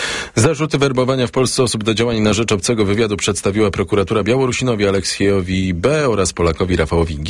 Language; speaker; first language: Polish; native; Polish